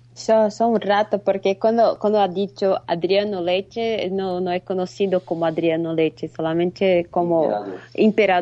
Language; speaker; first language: Spanish; non-native, fluent; Portuguese